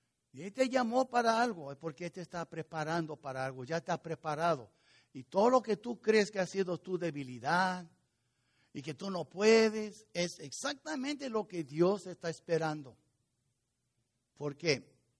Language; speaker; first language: Spanish; non-native, fluent; English